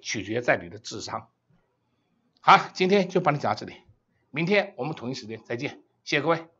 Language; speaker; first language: Chinese; native; Chinese